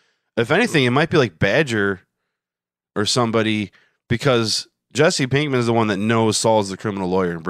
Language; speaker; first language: English; native; English